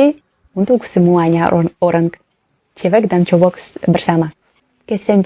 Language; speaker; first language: Indonesian; non-native, learner; Russian